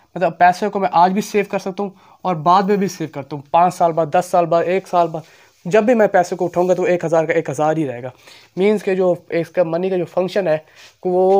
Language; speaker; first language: Urdu; non-native, local second language; Punjabi